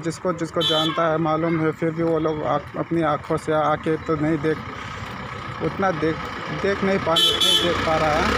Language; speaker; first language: Hindi; non-native, local second language; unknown